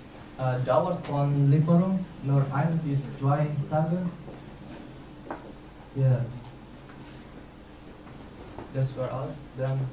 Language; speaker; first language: German; non-native, learner; Indonesian